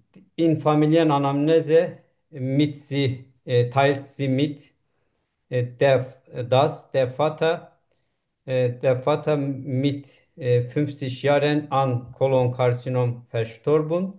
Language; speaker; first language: German; non-native, learner; Turkish